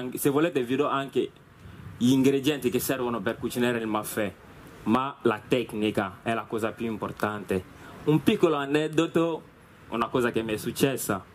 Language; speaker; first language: Italian; non-native, fluent; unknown